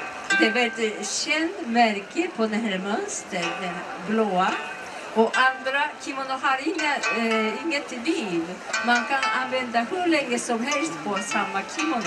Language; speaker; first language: Swedish; non-native, learner; Japanese